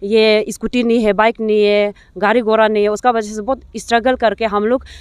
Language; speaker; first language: Hindi; non-native, local second language; Nyishi